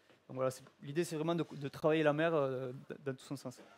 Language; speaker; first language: French; native; French